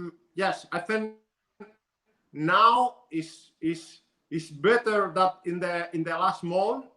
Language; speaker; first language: English; non-native, learner; Spanish